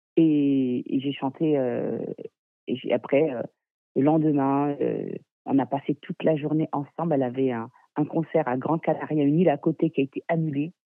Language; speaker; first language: French; native; French